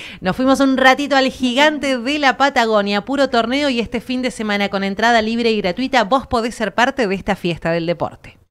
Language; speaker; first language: Spanish; native; Spanish